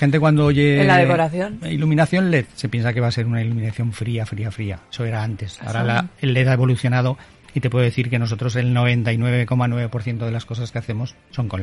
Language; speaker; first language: Spanish; native; Spanish